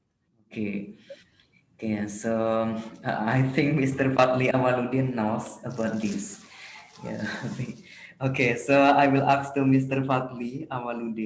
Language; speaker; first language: English; non-native, fluent; Indonesian